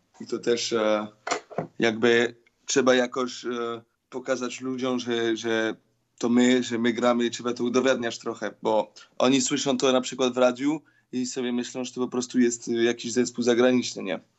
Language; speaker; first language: Polish; early bilingual, heritage; Polish